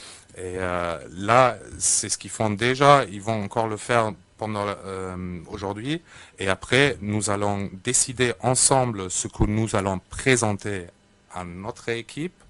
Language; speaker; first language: French; native; French